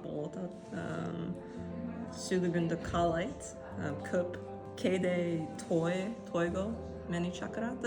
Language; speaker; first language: Kyrgyz; non-native, learner; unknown